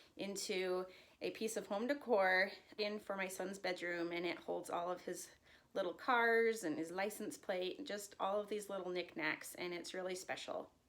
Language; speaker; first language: English; native; English